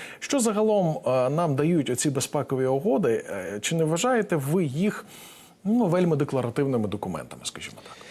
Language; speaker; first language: Ukrainian; native; Ukrainian